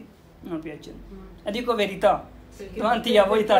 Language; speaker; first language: Italian; non-native, learner; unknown